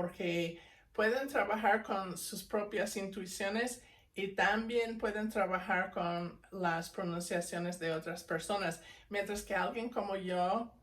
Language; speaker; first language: Spanish; non-native, fluent; English